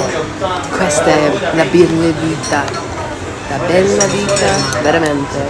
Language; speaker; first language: Italian; non-native, learner; English